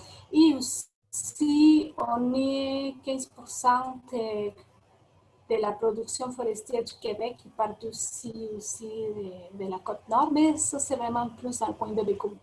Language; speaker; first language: French; non-native, fluent; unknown